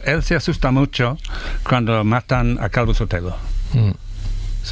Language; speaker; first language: Spanish; non-native, fluent; English